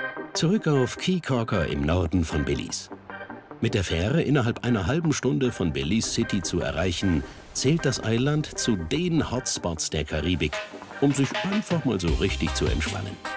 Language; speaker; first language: German; native; German